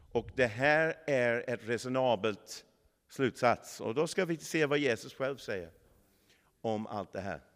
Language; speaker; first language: Swedish; non-native, fluent; English